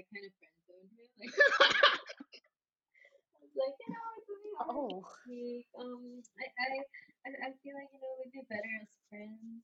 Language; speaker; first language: English; non-native, local second language; Malayalam